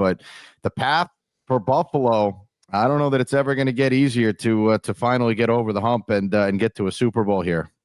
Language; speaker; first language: English; native; English